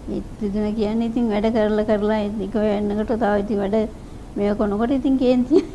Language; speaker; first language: Sinhala; native; Sinhala